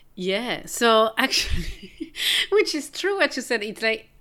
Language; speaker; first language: English; non-native, fluent; French